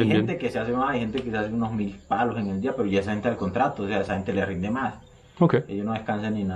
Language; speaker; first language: Spanish; native; Spanish